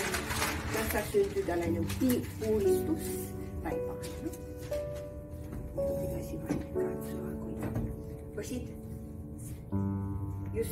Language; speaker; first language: Finnish; non-native, fluent; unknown